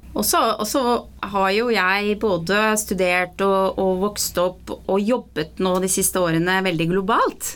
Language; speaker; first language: Norwegian; early bilingual, other home language; Persian